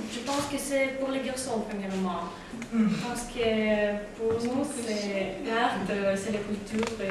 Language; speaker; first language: French; non-native, learner; Russian